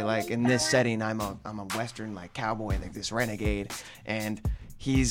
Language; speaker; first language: English; native; English